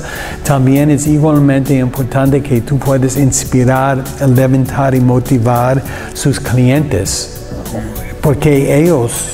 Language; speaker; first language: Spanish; non-native, learner; English